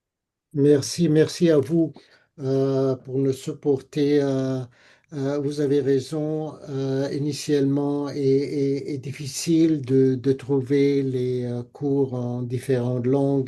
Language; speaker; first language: French; non-native, fluent; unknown